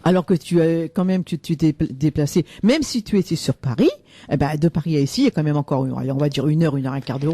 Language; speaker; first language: French; native; French